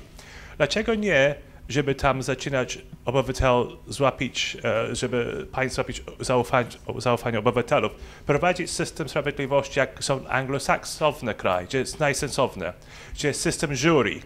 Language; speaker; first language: Polish; early bilingual, heritage; English